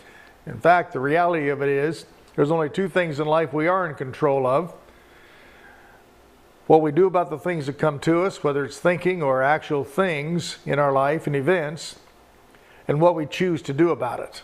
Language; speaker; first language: English; native; English